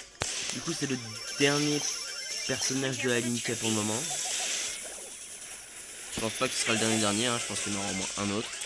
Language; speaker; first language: French; native; French